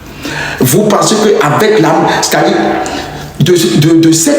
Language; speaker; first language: French; non-native, local second language; Ewe